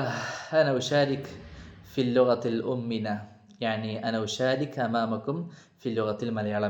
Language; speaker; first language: Arabic; non-native, fluent; Malayalam